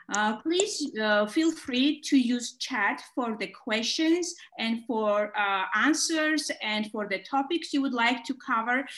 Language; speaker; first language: English; non-native, fluent; Georgian